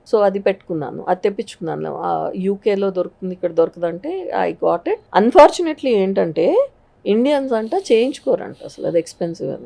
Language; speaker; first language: Telugu; native; Telugu